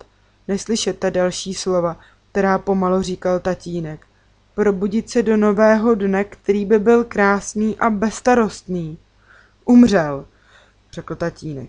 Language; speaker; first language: Czech; native; Czech